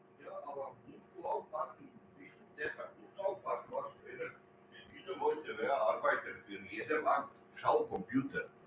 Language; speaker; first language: German; non-native, learner; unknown